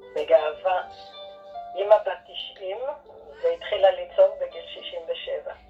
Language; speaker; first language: Hebrew; early bilingual, other home language; Arabic